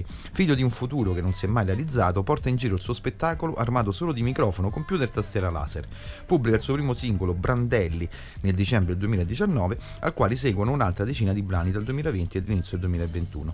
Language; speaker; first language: Italian; native; Italian